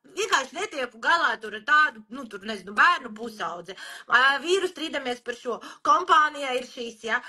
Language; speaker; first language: Latvian; non-native, local second language; Russian